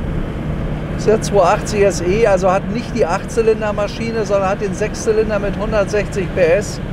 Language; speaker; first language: German; native; German